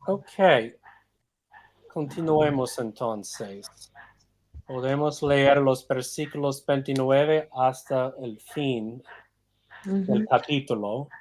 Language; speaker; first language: Spanish; non-native, fluent; English